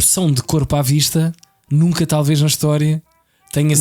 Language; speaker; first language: Portuguese; native; Portuguese